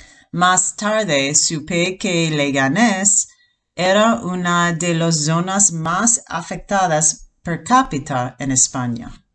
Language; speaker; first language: Spanish; non-native, fluent; English